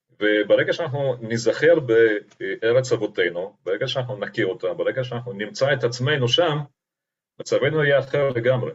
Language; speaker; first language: Hebrew; non-native, fluent; Russian